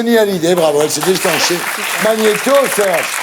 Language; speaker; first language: French; native; French